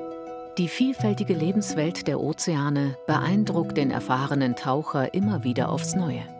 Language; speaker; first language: German; native; German